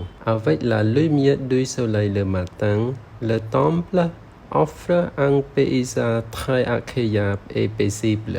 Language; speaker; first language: French; non-native, learner; Khmer